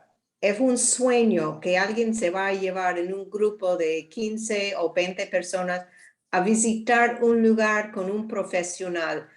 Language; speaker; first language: Spanish; non-native, learner; English